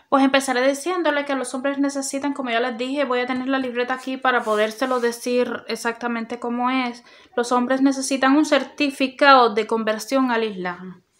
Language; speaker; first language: Spanish; native; Spanish